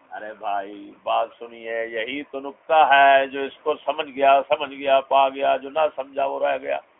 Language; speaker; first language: Urdu; non-native, local second language; Punjabi